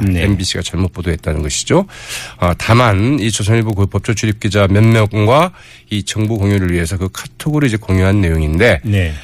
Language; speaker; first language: Korean; native; Korean